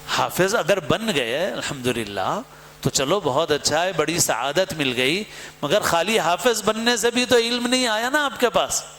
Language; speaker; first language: Urdu; native; Urdu